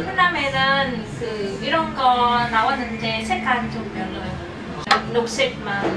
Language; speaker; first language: Korean; non-native, fluent; Vietnamese